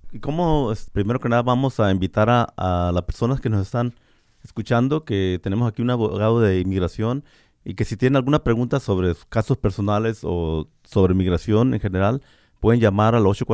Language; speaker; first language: Spanish; native; Spanish